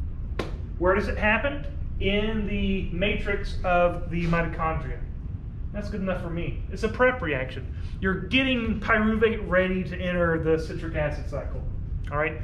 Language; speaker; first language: English; native; English